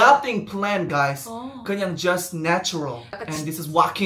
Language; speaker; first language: English; non-native, fluent; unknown